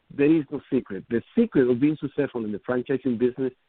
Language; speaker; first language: English; non-native, fluent; Spanish